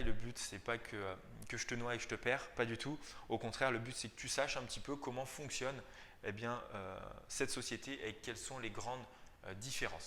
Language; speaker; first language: French; native; French